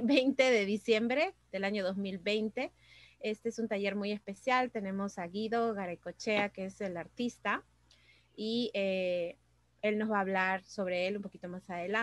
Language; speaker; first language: Spanish; native; Spanish